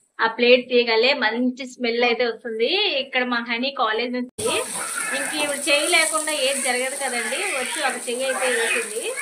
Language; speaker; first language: Telugu; non-native, local second language; Urdu